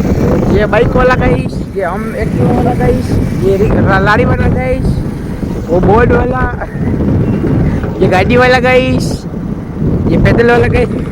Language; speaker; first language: Hindi; non-native, local second language; Gujarati